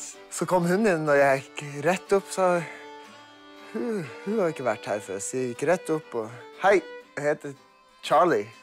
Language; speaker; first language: Norwegian; early bilingual, heritage; English